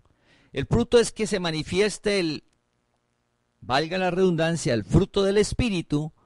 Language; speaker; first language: Spanish; native; Spanish